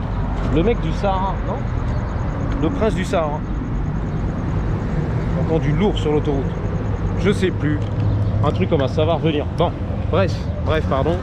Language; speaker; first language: French; native; French